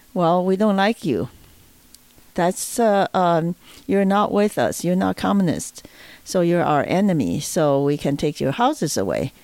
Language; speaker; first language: English; non-native, fluent; Chinese